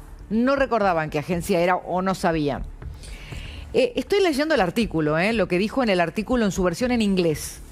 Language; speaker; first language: Spanish; native; Spanish